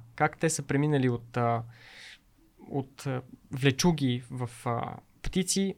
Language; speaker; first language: Bulgarian; native; Bulgarian